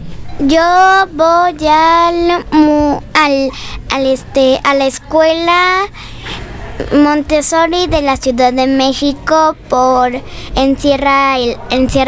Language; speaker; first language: Spanish; early bilingual, other home language; French